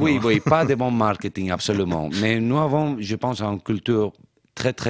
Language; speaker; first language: French; non-native, fluent; Spanish